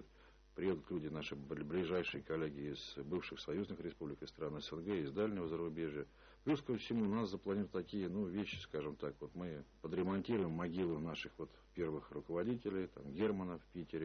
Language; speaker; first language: Russian; native; Russian